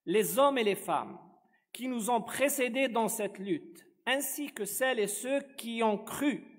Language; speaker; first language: French; non-native, local second language; Arabic